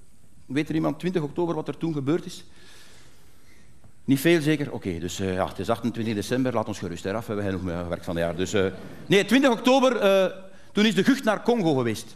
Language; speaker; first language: Dutch; native; Dutch